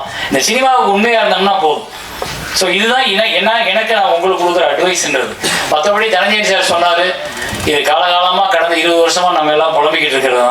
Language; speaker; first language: Tamil; native; Tamil